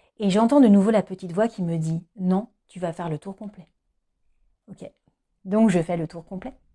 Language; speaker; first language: French; native; French